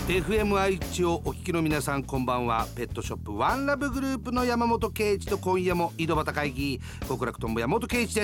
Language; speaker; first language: Japanese; native; Japanese